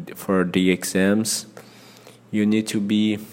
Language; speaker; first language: English; non-native, fluent; Portuguese